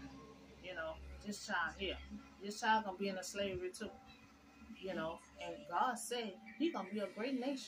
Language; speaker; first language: English; native; English